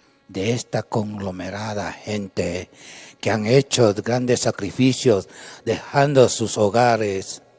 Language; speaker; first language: Spanish; non-native, local second language; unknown